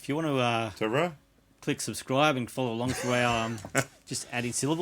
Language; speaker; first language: English; native; English